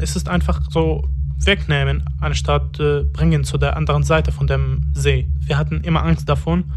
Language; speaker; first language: German; non-native, fluent; Arabic